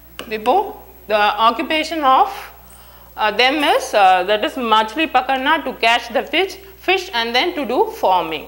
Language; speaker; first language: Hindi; non-native, local second language; Tamil